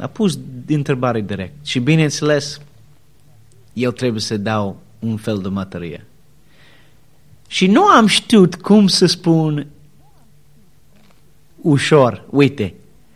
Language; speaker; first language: Romanian; non-native, learner; English